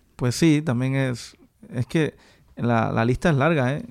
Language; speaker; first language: Spanish; native; Spanish